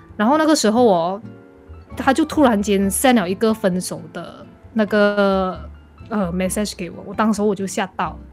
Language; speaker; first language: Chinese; native; Chinese